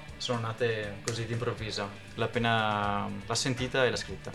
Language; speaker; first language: Italian; native; Italian